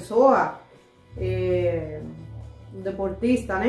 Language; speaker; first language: Portuguese; non-native, fluent; Spanish